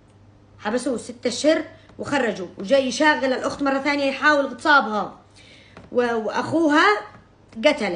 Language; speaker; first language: Arabic; native; Arabic